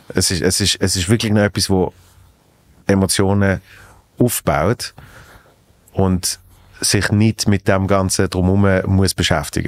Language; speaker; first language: German; native; German